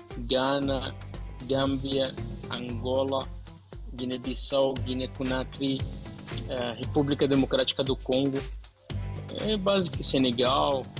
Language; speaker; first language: Portuguese; non-native, fluent; Arabic